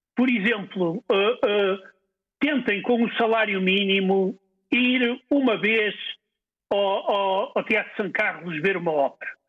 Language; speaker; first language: Portuguese; native; Portuguese